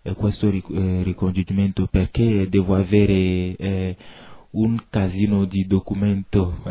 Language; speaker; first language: Italian; non-native, learner; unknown